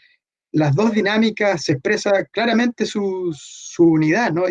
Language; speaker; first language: Spanish; native; Spanish